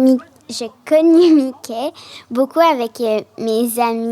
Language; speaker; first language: French; early bilingual, other home language; Arabic